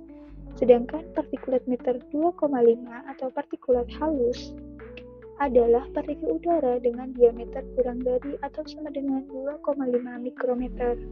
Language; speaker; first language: Indonesian; native; Indonesian